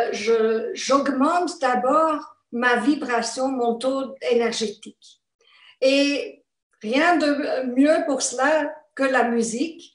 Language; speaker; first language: French; non-native, fluent; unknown